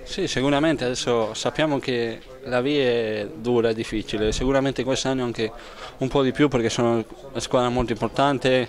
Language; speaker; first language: Italian; non-native, fluent; Spanish